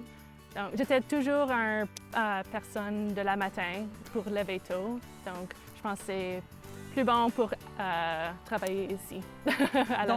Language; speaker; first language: French; non-native, local second language; English